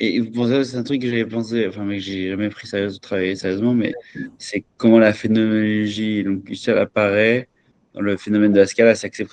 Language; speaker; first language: French; native; French